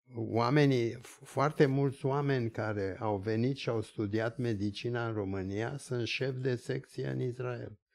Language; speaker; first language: Romanian; early bilingual, other home language; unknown